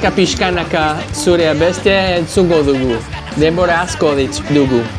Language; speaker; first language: Basque; non-native, learner; English